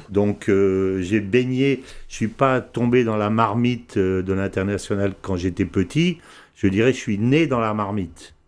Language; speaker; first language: French; early bilingual, heritage; French